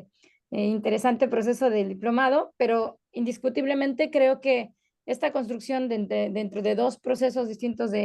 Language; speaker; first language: Spanish; native; Spanish